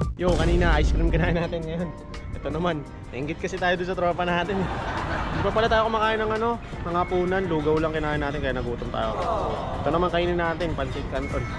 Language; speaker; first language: Filipino; native; Filipino